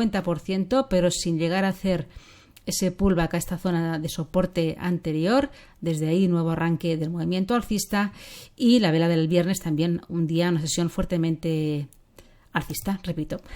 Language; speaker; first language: Spanish; native; Spanish